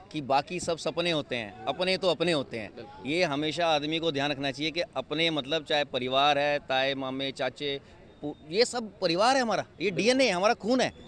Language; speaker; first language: Hindi; non-native, local second language; Punjabi